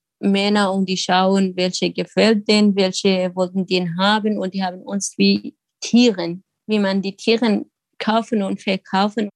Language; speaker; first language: German; non-native, learner; Kurdish